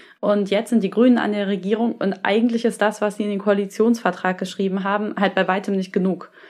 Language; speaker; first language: German; native; German